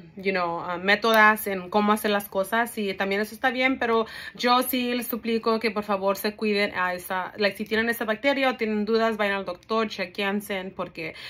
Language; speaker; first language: Spanish; early bilingual, heritage; Spanish